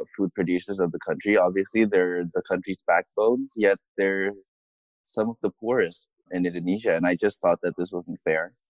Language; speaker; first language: English; non-native, fluent; Indonesian